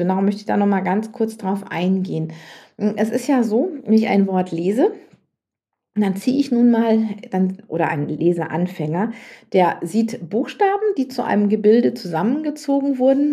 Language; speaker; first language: German; native; German